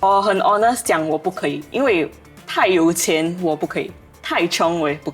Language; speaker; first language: Chinese; non-native, local second language; English